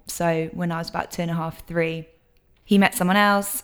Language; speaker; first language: English; native; English